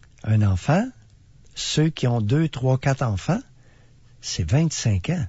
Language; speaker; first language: French; native; French